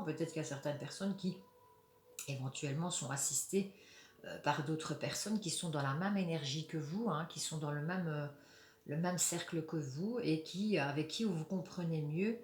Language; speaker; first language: French; native; French